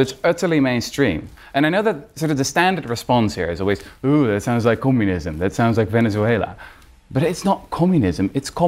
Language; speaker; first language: English; non-native, fluent; Dutch